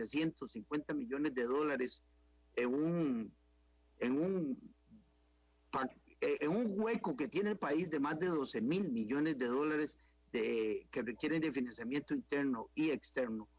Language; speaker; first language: Spanish; native; Spanish